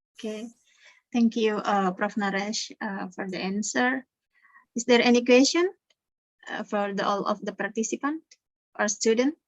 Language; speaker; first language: English; non-native, learner; Indonesian